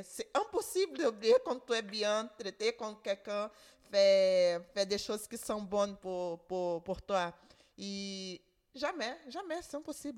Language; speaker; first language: French; non-native, fluent; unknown